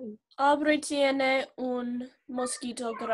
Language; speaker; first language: Spanish; non-native, learner; English